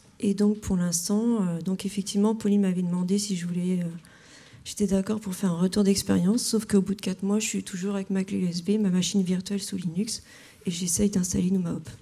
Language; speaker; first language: French; native; French